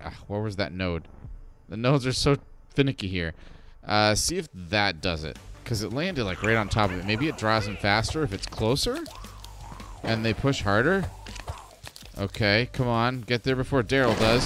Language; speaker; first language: English; native; English